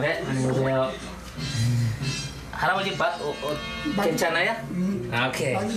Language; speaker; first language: Korean; non-native, learner; Divehi